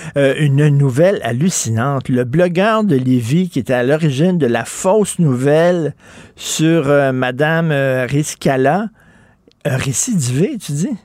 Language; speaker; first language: French; native; French